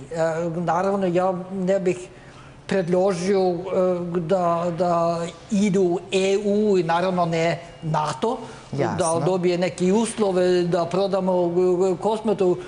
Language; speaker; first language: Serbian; non-native, learner; Norwegian